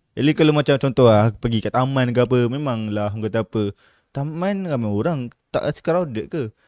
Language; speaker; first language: Malay; native; Malay